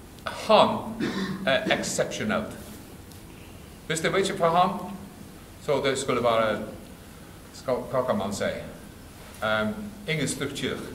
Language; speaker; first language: Norwegian; non-native, fluent; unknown